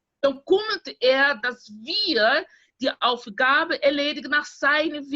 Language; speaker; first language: German; non-native, fluent; Portuguese